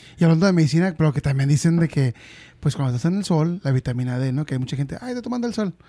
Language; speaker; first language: Spanish; early bilingual, heritage; Spanish